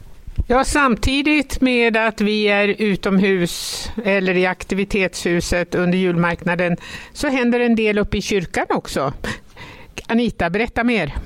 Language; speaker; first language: Swedish; native; Swedish